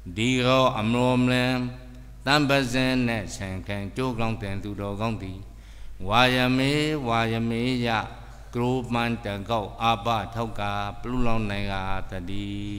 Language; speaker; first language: Burmese; native; Burmese